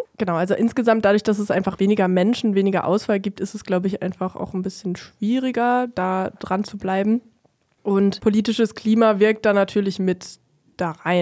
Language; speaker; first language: German; native; German